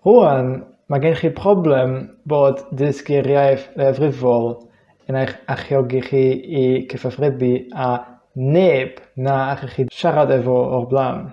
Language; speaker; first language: Welsh; non-native, fluent; English